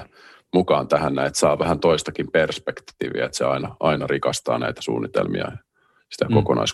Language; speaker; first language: Finnish; native; Finnish